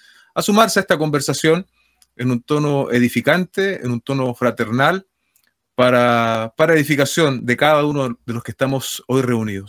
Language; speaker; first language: Spanish; native; Spanish